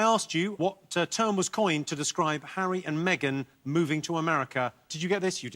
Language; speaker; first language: English; native; English